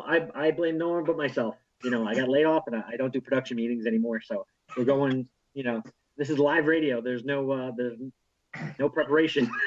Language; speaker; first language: English; native; English